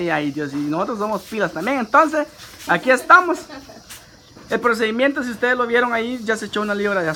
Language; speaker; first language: Spanish; native; Spanish